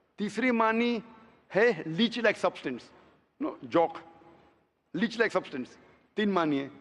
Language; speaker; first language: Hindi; non-native, local second language; Konkani